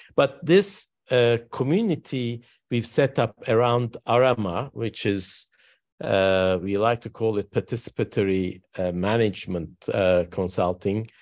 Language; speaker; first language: English; non-native, fluent; Turkish